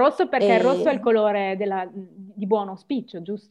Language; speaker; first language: Italian; native; Italian